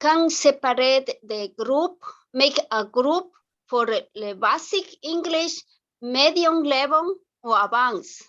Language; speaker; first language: English; non-native, learner; Spanish